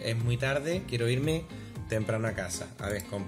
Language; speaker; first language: Spanish; native; Spanish